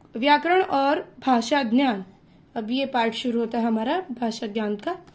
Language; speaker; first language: Hindi; non-native, local second language; Marathi